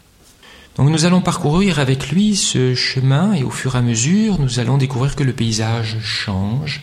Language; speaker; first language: French; native; French